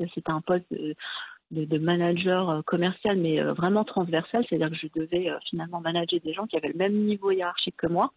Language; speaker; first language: French; early bilingual, other home language; Arabic